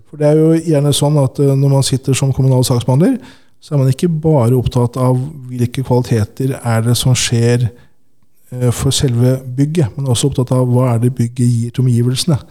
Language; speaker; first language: Norwegian; native; Norwegian